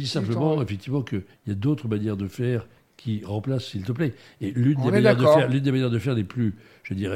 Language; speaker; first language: French; native; French